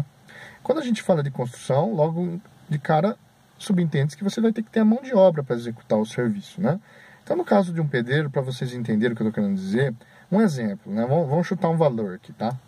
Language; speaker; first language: Portuguese; native; Portuguese